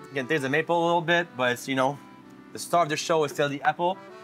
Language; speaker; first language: English; non-native, fluent; French